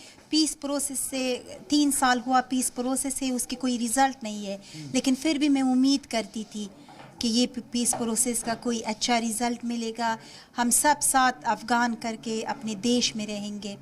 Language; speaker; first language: Hindi; non-native, fluent; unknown